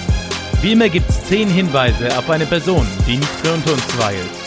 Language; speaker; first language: German; native; German